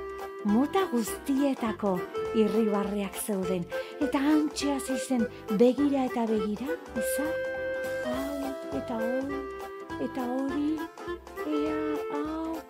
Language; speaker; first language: Basque; native; Basque